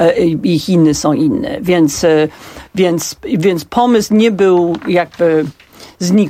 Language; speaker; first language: Polish; non-native, fluent; English